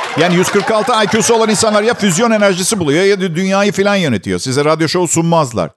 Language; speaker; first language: Turkish; native; Turkish